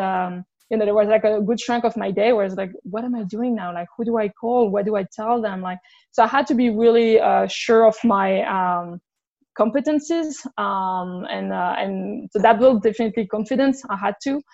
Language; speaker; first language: English; non-native, fluent; French